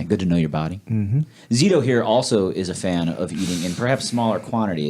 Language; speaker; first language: English; native; English